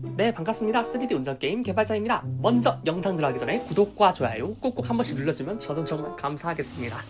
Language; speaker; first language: Korean; native; Korean